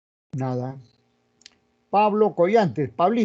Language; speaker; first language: Spanish; native; Spanish